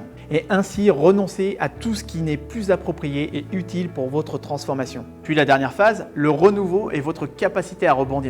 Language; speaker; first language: French; native; French